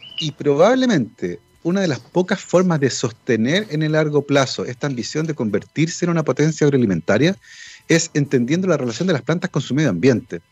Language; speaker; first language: Spanish; native; Spanish